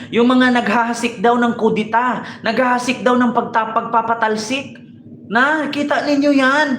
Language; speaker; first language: Filipino; native; Filipino